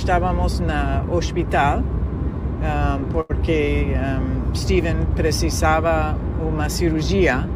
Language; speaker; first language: Portuguese; non-native, learner; English